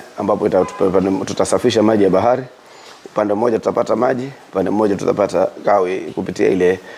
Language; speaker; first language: Swahili; native; Swahili